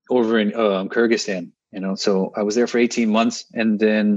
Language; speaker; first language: English; native; English